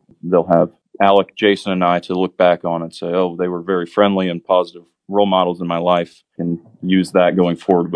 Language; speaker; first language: English; native; English